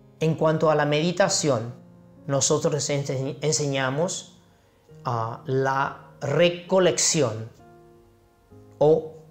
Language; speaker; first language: Spanish; non-native, fluent; Chinese